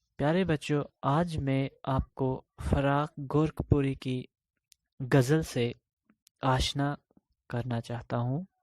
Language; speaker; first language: Urdu; non-native, local second language; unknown